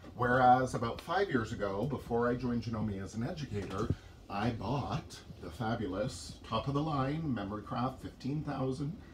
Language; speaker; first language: English; native; English